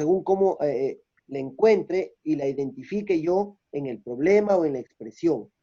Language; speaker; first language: Spanish; native; Spanish